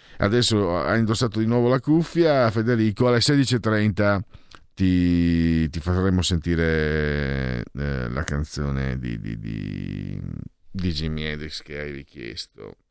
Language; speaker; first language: Italian; native; Italian